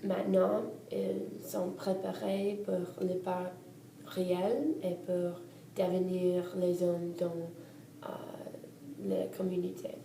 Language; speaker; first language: French; non-native, learner; English